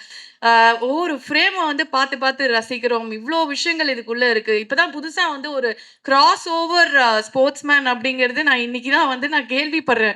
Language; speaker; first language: Tamil; native; Tamil